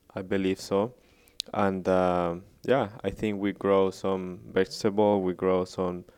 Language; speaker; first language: English; non-native, fluent; Spanish